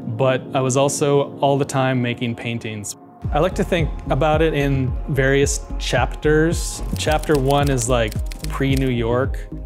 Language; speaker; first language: English; native; English